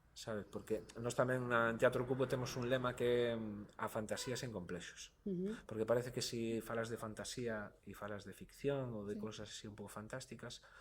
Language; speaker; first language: Galician; native; Galician